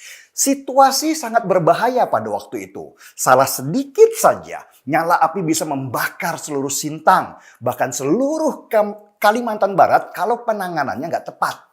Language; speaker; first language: Indonesian; native; Indonesian